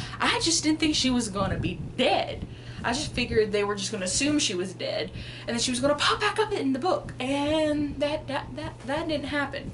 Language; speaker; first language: English; native; English